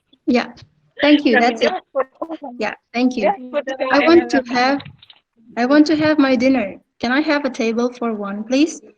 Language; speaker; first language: English; non-native, fluent; Indonesian